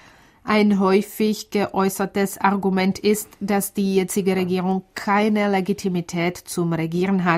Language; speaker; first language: German; non-native, fluent; Czech